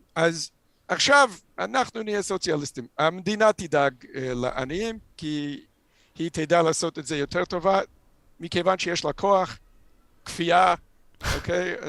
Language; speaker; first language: Hebrew; non-native, fluent; English